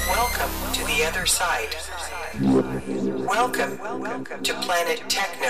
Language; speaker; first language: English; non-native, learner; Spanish